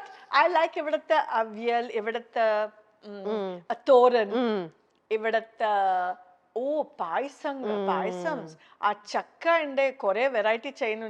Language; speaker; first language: Malayalam; non-native, fluent; Kannada